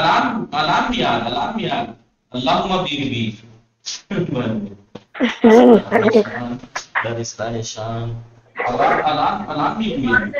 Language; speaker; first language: Persian; non-native, fluent; Urdu